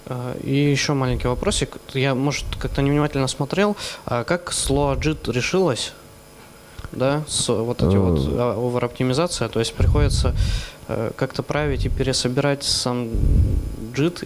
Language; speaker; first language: Russian; native; Russian